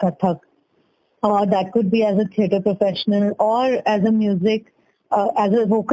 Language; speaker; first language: English; non-native, local second language; Bangla